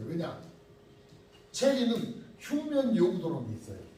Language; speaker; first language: Korean; native; Korean